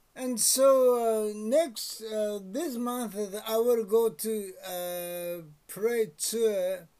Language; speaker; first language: English; non-native, learner; Japanese